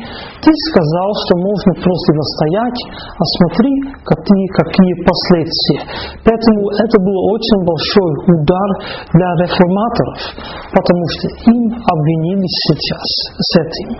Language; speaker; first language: Russian; non-native, fluent; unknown